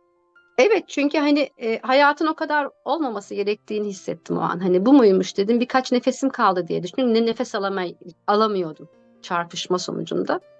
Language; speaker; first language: Turkish; native; Turkish